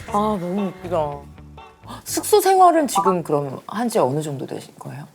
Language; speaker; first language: Korean; native; Korean